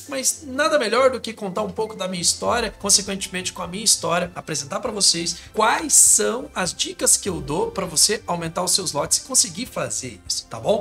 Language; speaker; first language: Portuguese; native; Portuguese